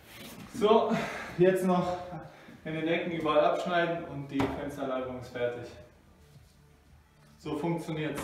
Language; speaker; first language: German; native; German